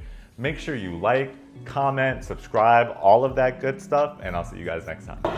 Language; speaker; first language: English; native; English